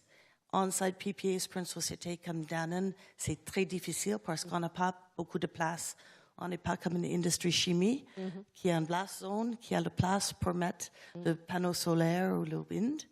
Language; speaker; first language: French; non-native, learner; English